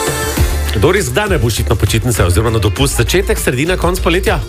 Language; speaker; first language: Slovenian; native; Slovenian